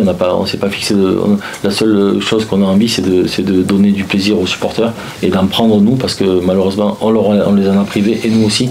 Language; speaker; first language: French; native; French